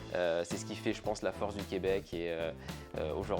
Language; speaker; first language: French; native; French